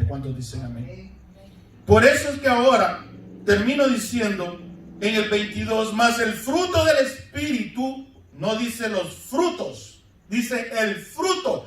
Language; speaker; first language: Spanish; native; Spanish